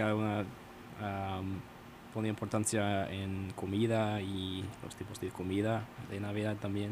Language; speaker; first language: Spanish; non-native, learner; English